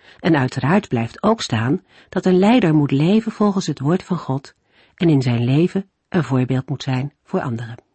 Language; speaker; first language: Dutch; native; Dutch